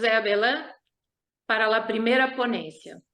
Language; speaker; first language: Spanish; non-native, fluent; Portuguese